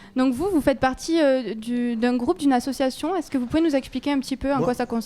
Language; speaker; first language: French; native; French